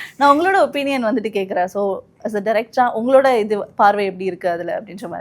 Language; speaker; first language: Tamil; native; Tamil